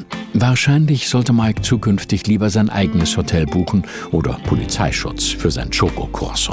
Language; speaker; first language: German; native; German